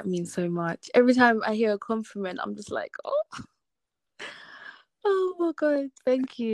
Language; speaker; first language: English; native; English